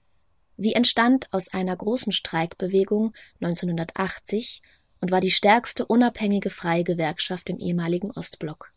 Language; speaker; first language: German; native; German